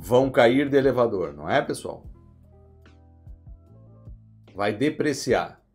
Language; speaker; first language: Portuguese; native; Portuguese